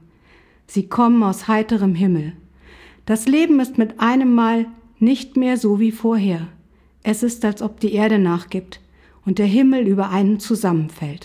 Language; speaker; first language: German; native; German